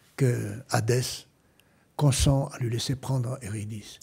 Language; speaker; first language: French; non-native, fluent; Greek